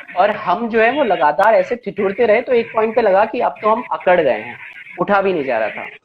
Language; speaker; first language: Hindi; native; Hindi